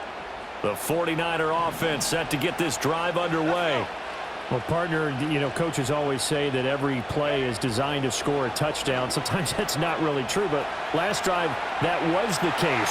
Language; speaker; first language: English; native; English